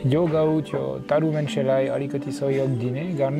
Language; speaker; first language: Nepali; non-native, learner; French